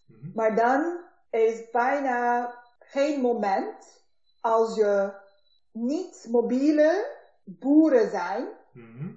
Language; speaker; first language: Dutch; non-native, learner; Turkish